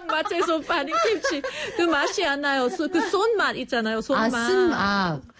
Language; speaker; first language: Korean; non-native, fluent; English